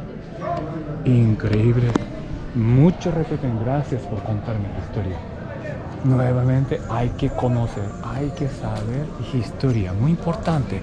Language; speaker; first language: Spanish; non-native, learner; Japanese